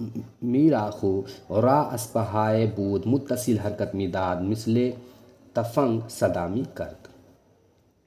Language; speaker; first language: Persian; non-native, fluent; Urdu